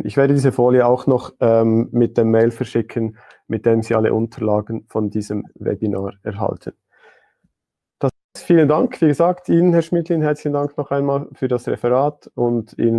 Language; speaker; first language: German; native; German